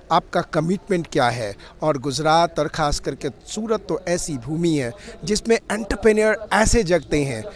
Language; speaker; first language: Hindi; native; Hindi